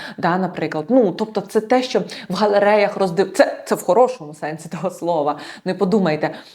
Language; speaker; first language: Ukrainian; non-native, local second language; Russian